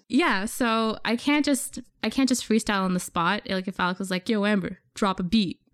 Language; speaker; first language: English; early bilingual, other home language; Urdu